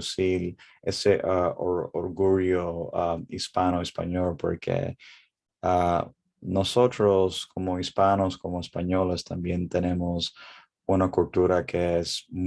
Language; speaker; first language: Spanish; early bilingual, heritage; English